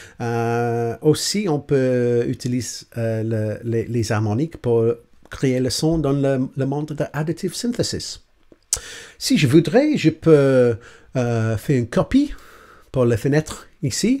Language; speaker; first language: French; non-native, learner; English